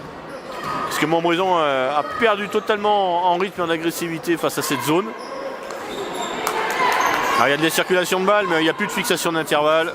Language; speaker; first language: French; native; French